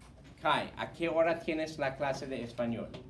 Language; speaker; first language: Spanish; non-native, fluent; English